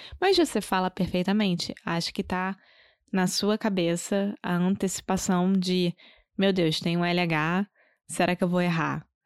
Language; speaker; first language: Portuguese; native; Portuguese